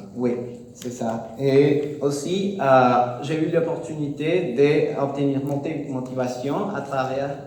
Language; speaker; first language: French; non-native, learner; Spanish